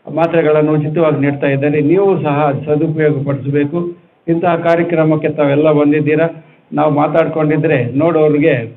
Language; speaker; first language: Kannada; native; Kannada